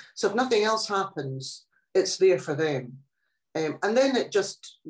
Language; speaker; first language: English; non-native, local second language; Italian